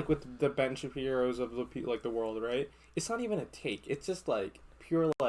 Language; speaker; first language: English; native; English